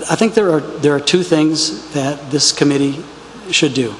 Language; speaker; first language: English; native; English